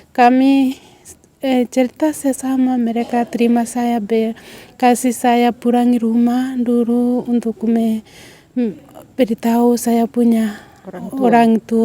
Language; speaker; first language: Indonesian; non-native, learner; Swahili